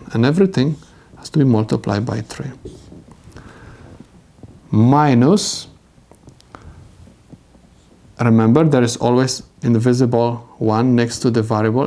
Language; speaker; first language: English; non-native, fluent; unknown